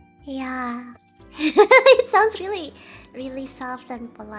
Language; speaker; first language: English; non-native, fluent; Indonesian